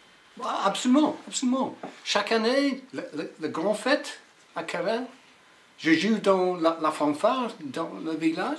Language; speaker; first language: French; non-native, learner; English